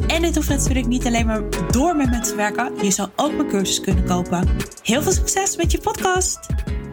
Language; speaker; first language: Dutch; native; Dutch